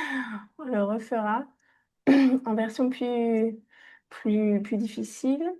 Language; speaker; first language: French; native; French